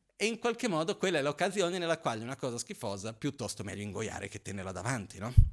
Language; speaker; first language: Italian; non-native, fluent; Portuguese